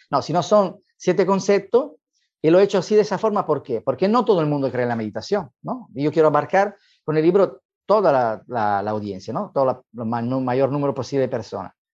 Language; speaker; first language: Spanish; non-native, fluent; Italian